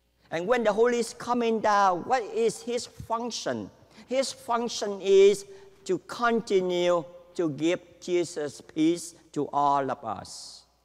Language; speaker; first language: English; non-native, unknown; Vietnamese